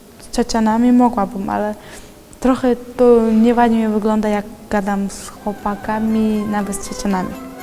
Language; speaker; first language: Polish; non-native, fluent; Chechen